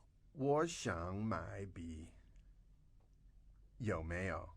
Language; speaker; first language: Chinese; non-native, fluent; English